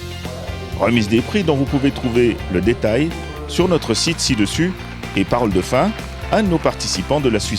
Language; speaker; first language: French; native; French